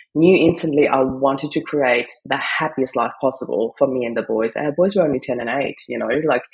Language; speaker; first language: English; non-native, fluent; German